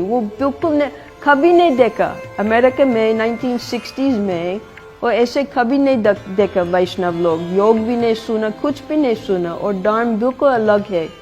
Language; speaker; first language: Hindi; non-native, fluent; English